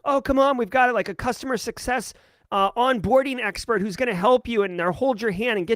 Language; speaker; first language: English; native; English